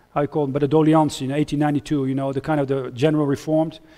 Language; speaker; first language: English; non-native, fluent; Dutch